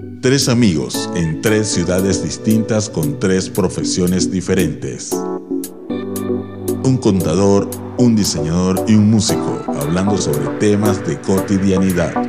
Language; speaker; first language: Spanish; native; Spanish